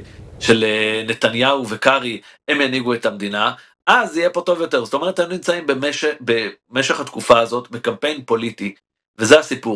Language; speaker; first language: Hebrew; native; Hebrew